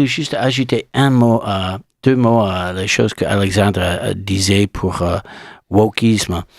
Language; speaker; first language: French; non-native, learner; English